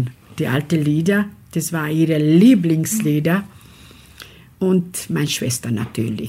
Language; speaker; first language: German; non-native, fluent; Romany